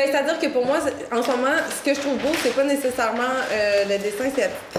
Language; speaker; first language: French; native; French